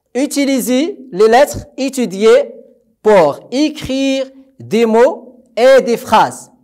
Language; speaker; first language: French; non-native, local second language; Arabic